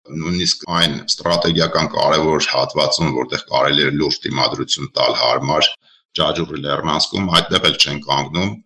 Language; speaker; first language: Armenian; native; Armenian